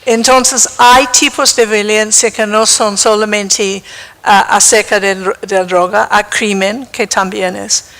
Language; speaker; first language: Spanish; non-native, fluent; English